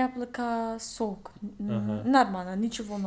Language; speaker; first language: Russian; non-native, learner; English